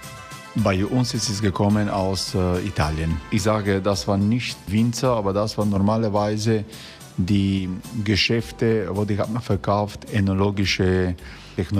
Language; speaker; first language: German; non-native, learner; Croatian